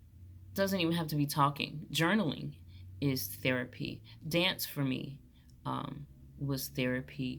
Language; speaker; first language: English; native; English